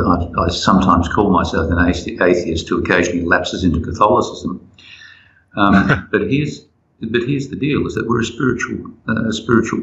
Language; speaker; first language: English; native; English